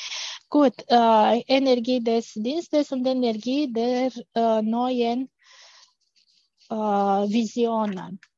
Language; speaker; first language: German; non-native, fluent; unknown